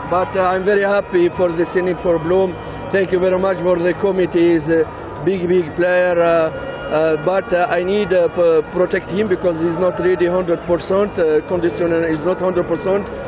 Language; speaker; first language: English; non-native, learner; French